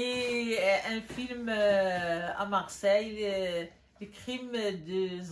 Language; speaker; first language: French; non-native, local second language; Arabic